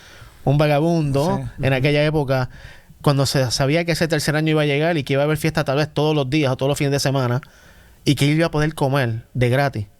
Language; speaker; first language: Spanish; native; Spanish